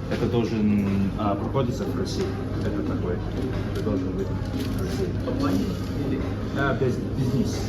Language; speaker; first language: Russian; non-native, learner; English